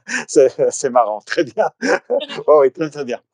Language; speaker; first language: French; non-native, fluent; Russian